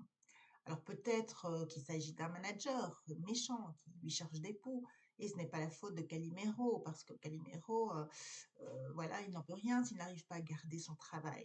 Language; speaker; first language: French; native; French